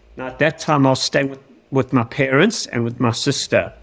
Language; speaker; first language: English; native; English